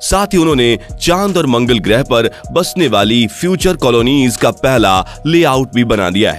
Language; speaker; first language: Hindi; native; Hindi